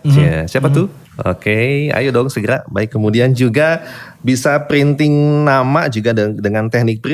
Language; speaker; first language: Indonesian; native; Indonesian